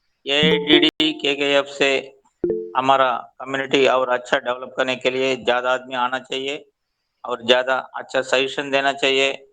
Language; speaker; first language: Hindi; non-native, local second language; Telugu